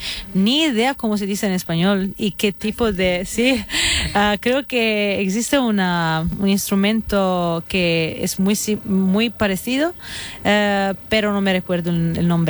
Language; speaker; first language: Spanish; non-native, fluent; Italian